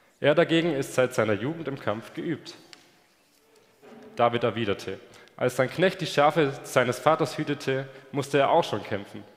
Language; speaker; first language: German; native; German